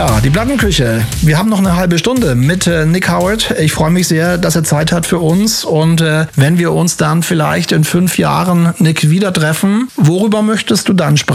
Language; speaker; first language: German; native; German